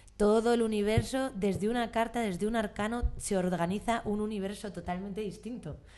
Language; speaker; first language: Spanish; native; Spanish